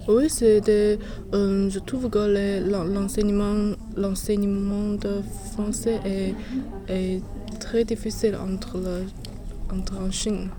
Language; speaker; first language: French; non-native, learner; Chinese